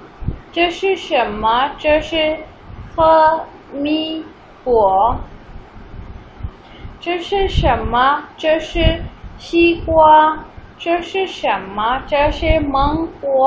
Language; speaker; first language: Chinese; non-native, fluent; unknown